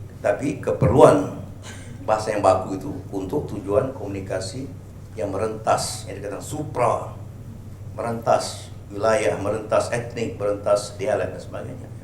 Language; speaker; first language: Malay; native; Malay